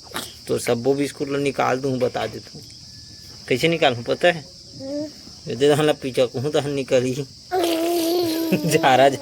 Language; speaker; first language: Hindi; non-native, local second language; Chhattisgarhi